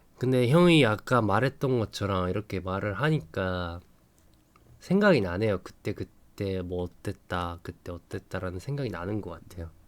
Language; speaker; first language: Korean; non-native, fluent; Japanese